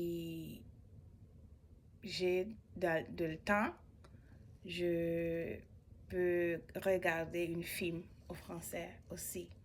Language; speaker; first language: French; non-native, learner; English